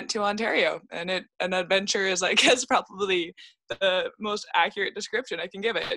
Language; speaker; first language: English; native; English